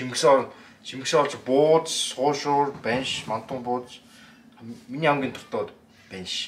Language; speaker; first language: Mongolian; early bilingual, heritage; Mongolian